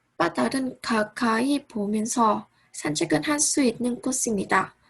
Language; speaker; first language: Korean; non-native, learner; Vietnamese